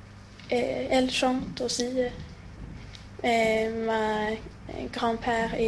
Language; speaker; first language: French; non-native, learner; Swedish